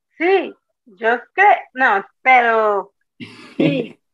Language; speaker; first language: Spanish; non-native, learner; Portuguese